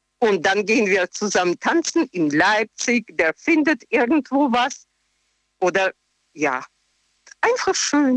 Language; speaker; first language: German; non-native, learner; Russian